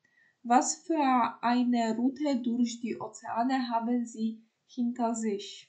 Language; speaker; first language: German; non-native, fluent; Polish